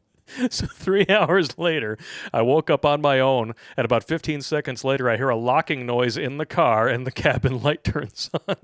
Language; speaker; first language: English; native; English